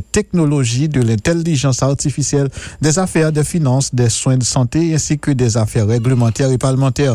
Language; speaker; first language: French; native; French